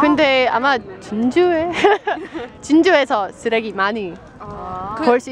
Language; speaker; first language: Korean; non-native, fluent; English